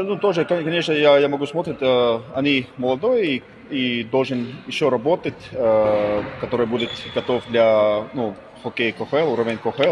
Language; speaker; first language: Russian; non-native, learner; Finnish